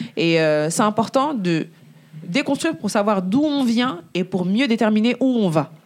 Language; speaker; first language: French; early bilingual, other home language; Bambara